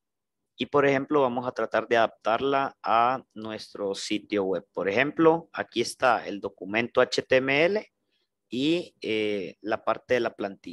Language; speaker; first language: Spanish; native; Spanish